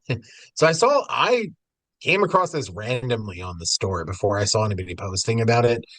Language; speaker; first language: English; native; English